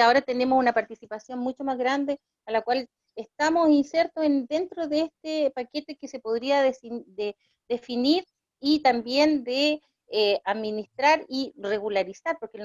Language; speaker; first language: Spanish; native; Spanish